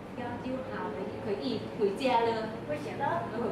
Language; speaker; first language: Chinese; non-native, learner; Thai